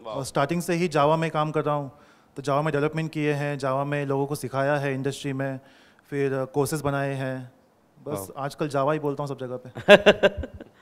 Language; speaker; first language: Hindi; non-native, local second language; Telugu